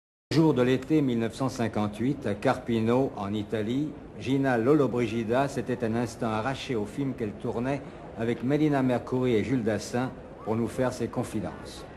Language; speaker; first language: French; native; French